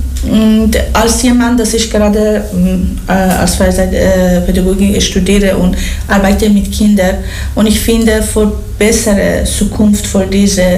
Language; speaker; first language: German; non-native, learner; Persian